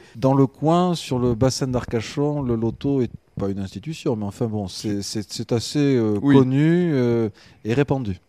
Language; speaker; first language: French; native; French